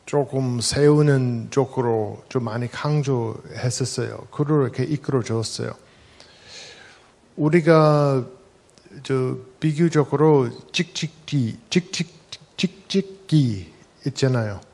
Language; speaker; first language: Korean; non-native, fluent; English